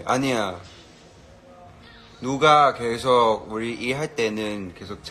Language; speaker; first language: Korean; non-native, fluent; Chinese